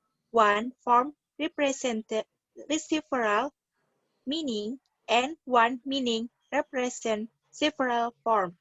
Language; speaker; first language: English; non-native, learner; Indonesian